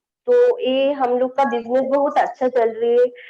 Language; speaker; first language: Hindi; non-native, local second language; Bangla